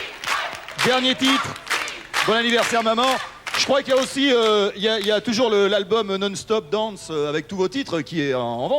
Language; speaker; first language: French; native; French